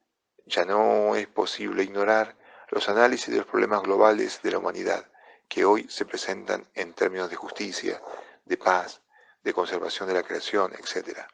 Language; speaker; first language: Spanish; non-native, fluent; Italian